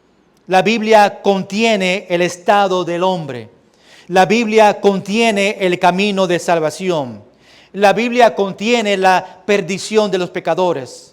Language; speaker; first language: Spanish; early bilingual, heritage; Spanish